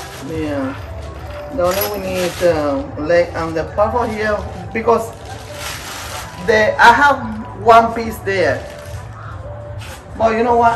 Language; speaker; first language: English; non-native, learner; Spanish